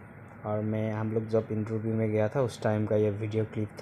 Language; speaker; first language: Hindi; non-native, local second language; Nepali